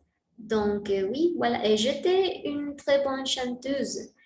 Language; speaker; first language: French; non-native, learner; Spanish